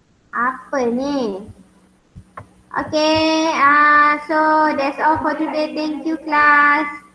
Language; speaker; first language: English; non-native, local second language; Malay